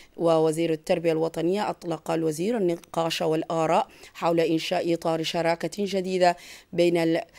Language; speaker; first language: Arabic; non-native, local second language; Somali